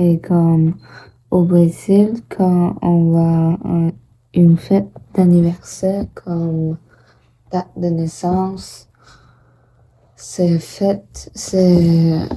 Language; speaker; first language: French; non-native, learner; Portuguese